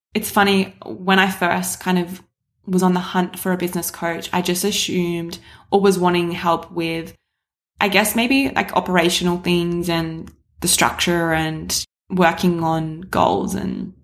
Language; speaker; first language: English; native; English